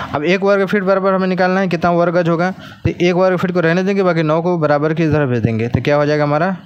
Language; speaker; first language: Hindi; native; Hindi